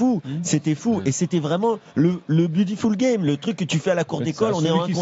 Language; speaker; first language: French; native; French